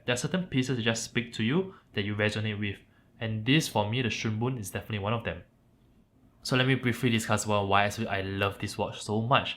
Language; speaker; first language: English; native; English